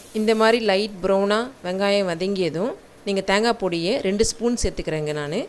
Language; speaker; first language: Tamil; native; Tamil